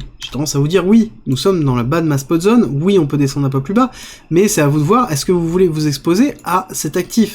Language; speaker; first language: French; native; French